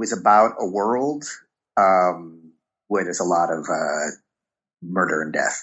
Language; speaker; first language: English; native; English